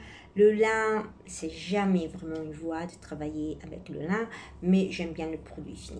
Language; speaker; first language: French; non-native, fluent; Italian